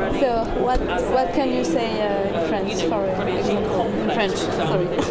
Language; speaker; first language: English; non-native, learner; French